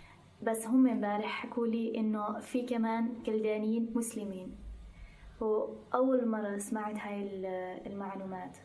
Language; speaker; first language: Arabic; non-native, fluent; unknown